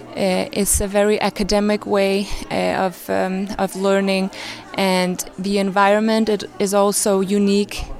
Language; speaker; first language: English; non-native, fluent; Arabic